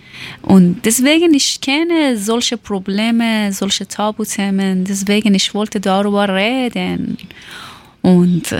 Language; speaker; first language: German; non-native, learner; Persian